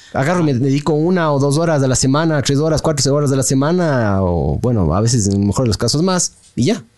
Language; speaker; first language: Spanish; native; Spanish